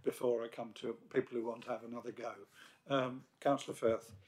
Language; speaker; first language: English; native; English